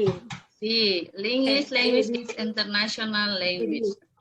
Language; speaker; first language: English; non-native, local second language; Indonesian